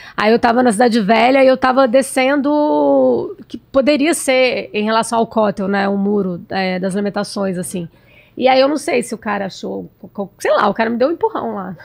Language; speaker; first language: Portuguese; native; Portuguese